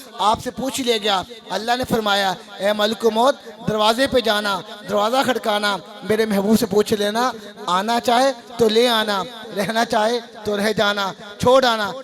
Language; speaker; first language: Urdu; non-native, local second language; Punjabi